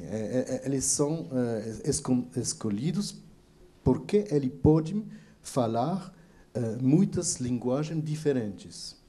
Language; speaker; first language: Portuguese; non-native, fluent; French